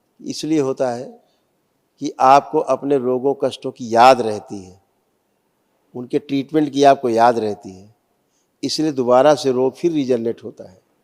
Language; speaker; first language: Hindi; native; Hindi